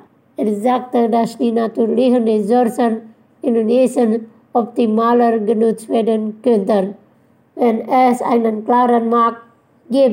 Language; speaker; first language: German; non-native, fluent; Indonesian